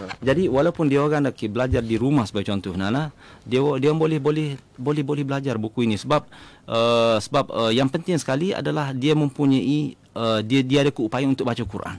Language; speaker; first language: Malay; native; Malay